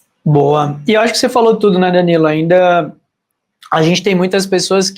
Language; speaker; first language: Portuguese; native; Portuguese